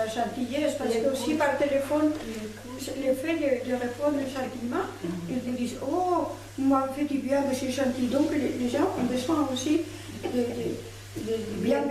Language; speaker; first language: French; non-native, fluent; Spanish